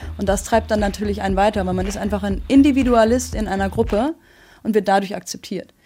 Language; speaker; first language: German; native; German